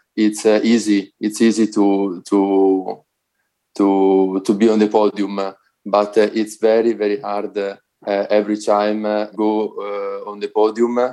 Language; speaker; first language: English; non-native, learner; Italian